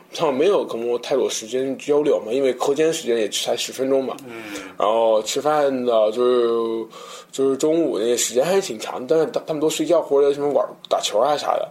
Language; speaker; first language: Chinese; non-native, fluent; English